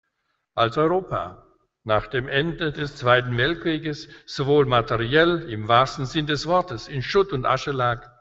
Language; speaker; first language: German; native; German